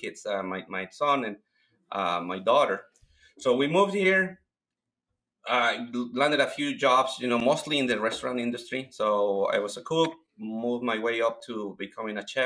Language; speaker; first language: English; non-native, fluent; Spanish